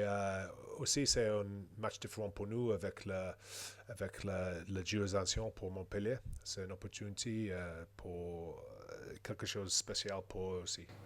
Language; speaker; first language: French; non-native, learner; English